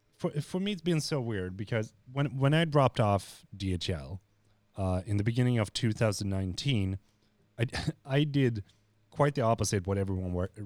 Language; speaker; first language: English; non-native, fluent; Swedish